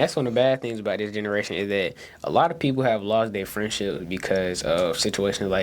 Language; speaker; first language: English; native; English